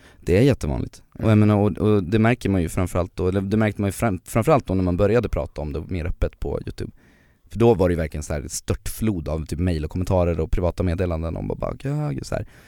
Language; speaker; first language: Swedish; native; Swedish